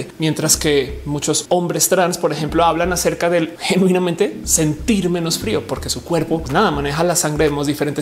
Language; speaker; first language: Spanish; native; Spanish